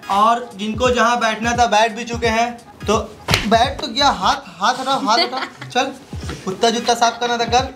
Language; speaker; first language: Hindi; native; Hindi